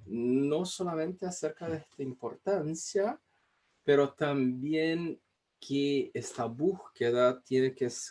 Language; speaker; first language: Spanish; non-native, fluent; Portuguese